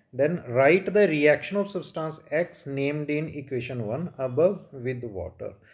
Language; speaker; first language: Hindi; non-native, local second language; Punjabi